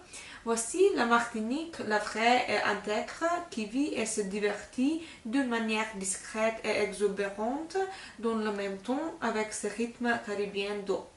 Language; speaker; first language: French; non-native, learner; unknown